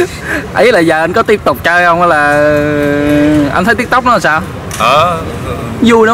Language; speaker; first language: Vietnamese; native; Vietnamese